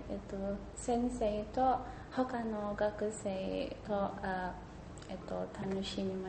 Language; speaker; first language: Japanese; non-native, learner; Indonesian